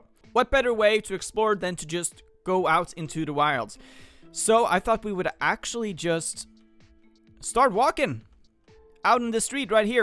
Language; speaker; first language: English; non-native, fluent; Swedish